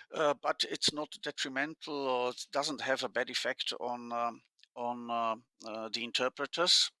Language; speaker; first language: English; non-native, fluent; Slovak